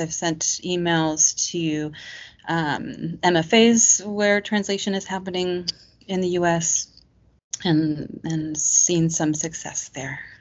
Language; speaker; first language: English; native; English